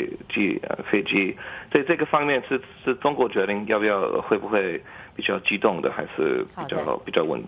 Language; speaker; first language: Chinese; early bilingual, heritage; English